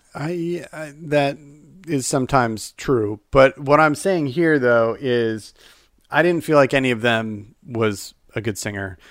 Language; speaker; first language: English; native; English